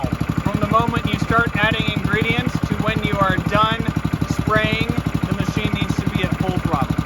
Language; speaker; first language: English; native; English